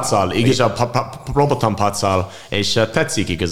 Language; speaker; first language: Hungarian; non-native, learner; English